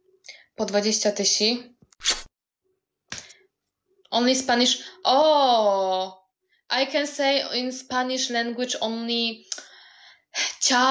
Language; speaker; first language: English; non-native, learner; Polish